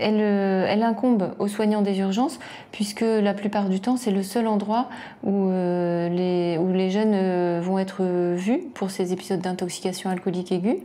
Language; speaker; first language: French; native; French